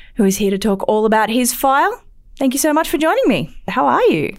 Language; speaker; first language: English; native; English